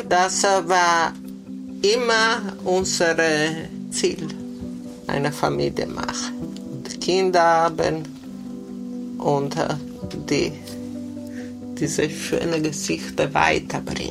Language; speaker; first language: German; non-native, learner; Italian